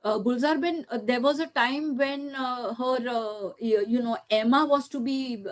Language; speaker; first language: English; non-native, local second language; Gujarati